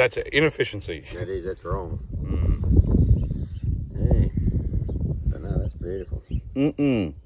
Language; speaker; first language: English; native; English